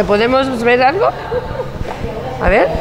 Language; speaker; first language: Spanish; native; Spanish